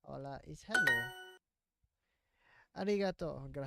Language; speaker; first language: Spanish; non-native, learner; English